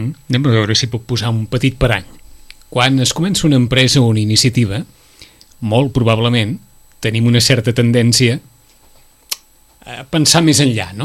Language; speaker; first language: Catalan; native; Catalan